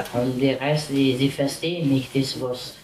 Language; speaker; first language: German; non-native, learner; Vietnamese